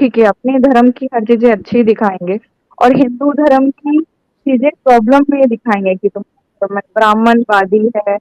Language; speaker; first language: Hindi; native; Hindi